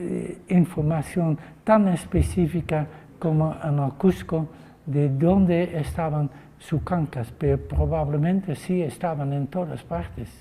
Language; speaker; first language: Spanish; non-native, fluent; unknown